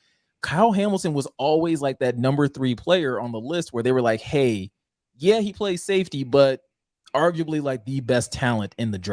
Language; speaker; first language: English; native; English